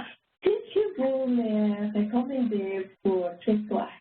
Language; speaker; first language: French; non-native, learner; English